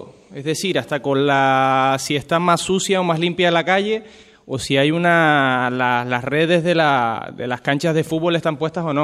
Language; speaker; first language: Spanish; native; Spanish